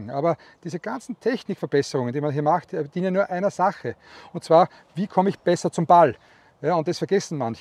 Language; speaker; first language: German; native; German